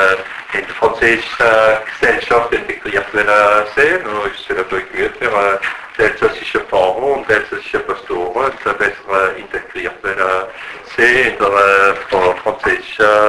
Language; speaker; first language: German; non-native, learner; French